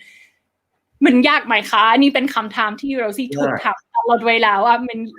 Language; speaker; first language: Thai; non-native, fluent; English